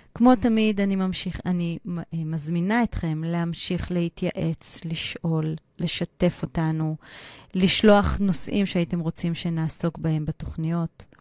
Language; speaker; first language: Hebrew; native; Hebrew